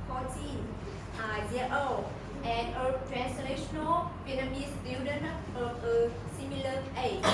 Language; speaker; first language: English; non-native, learner; Vietnamese